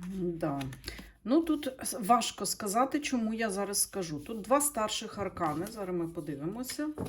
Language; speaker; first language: Ukrainian; non-native, local second language; Russian